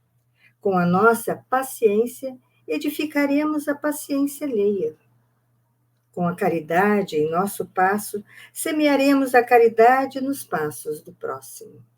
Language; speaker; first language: Portuguese; native; Portuguese